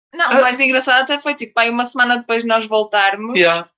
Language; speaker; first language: Portuguese; native; Portuguese